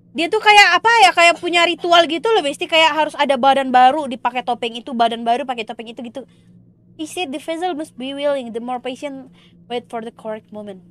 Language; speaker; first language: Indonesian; non-native, local second language; Minangkabau